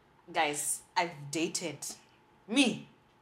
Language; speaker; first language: English; non-native, local second language; Shona